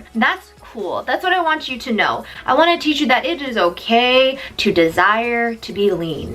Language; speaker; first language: English; native; English